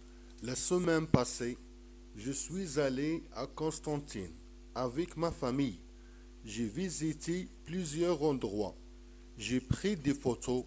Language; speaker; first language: French; non-native, local second language; Arabic